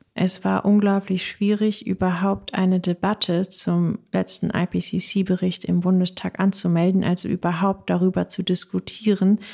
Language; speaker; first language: German; native; German